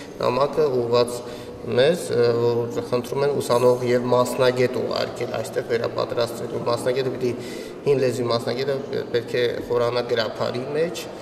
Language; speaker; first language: Armenian; native; Armenian